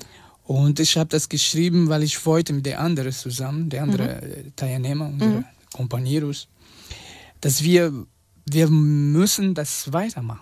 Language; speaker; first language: German; non-native, learner; Portuguese